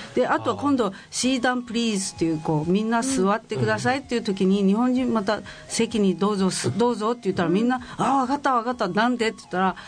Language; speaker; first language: Japanese; non-native, fluent; Chinese